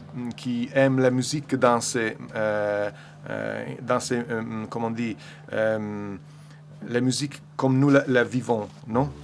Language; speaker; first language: French; non-native, learner; Italian